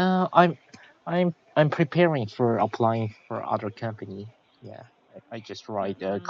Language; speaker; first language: English; non-native, learner; Korean